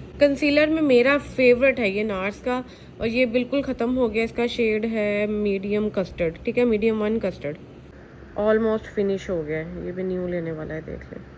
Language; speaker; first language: Urdu; native; Urdu